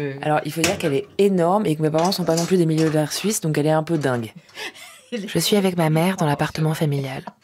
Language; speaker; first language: French; native; French